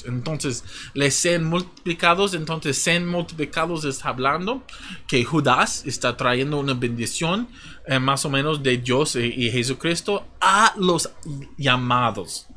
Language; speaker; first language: Spanish; non-native, fluent; English